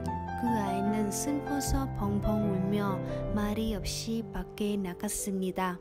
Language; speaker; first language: Korean; non-native, learner; Vietnamese